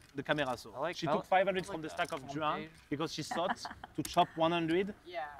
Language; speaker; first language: English; non-native, fluent; French